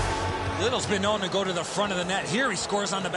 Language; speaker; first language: English; native; English